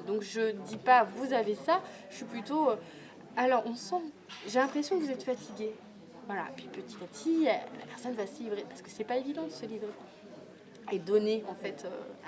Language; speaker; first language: French; native; French